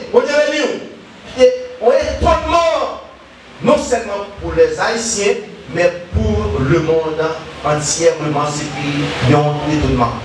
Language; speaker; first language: French; non-native, learner; Haitian Creole